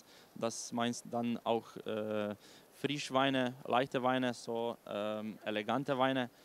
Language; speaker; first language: German; non-native, learner; Slovenian